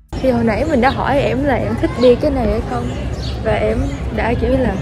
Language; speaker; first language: Vietnamese; early bilingual, heritage; Vietnamese